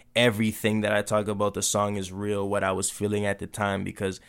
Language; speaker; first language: English; native; English